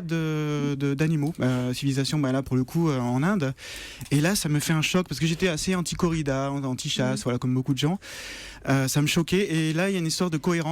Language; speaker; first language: French; native; French